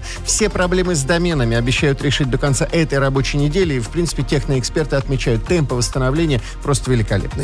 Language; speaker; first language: Russian; native; Russian